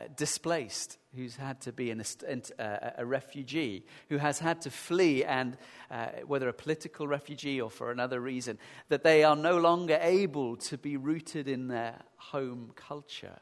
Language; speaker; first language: English; native; English